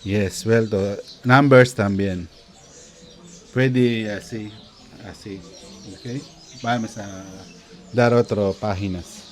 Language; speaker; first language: Spanish; non-native, learner; Filipino